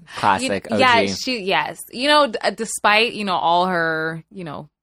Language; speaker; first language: English; early bilingual, other home language; Swahili